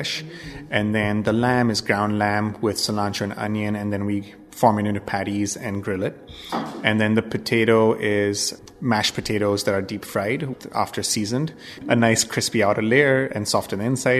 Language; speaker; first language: English; non-native, local second language; Bangla